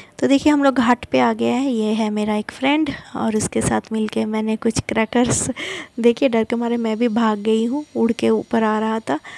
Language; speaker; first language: Hindi; non-native, local second language; Bangla